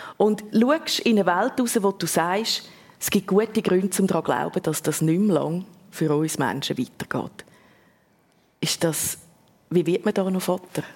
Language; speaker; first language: German; native; German